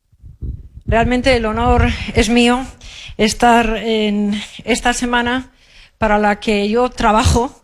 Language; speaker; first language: Spanish; native; Spanish